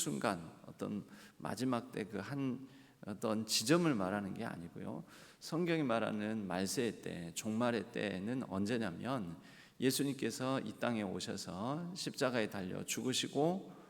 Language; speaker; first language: Korean; native; Korean